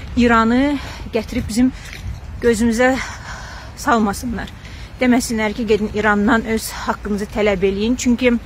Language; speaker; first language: Azerbaijani; non-native, local second language; Talysh